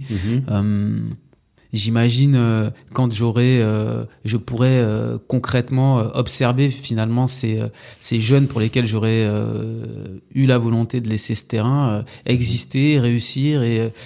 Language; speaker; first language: French; native; French